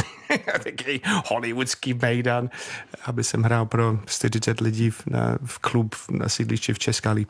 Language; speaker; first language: Czech; non-native, fluent; English